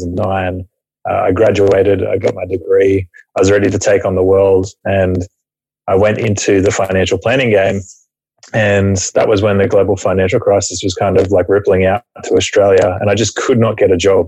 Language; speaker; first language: English; native; English